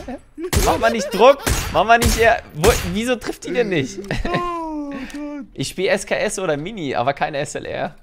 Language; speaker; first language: German; native; German